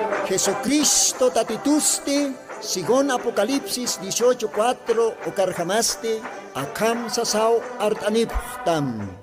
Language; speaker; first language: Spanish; non-native, local second language; Aymara